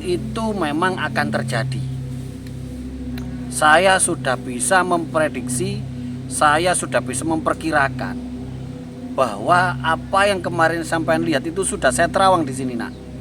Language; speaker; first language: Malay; non-native, local second language; Javanese